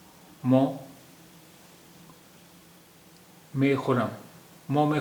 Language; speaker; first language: Persian; non-native, fluent; Urdu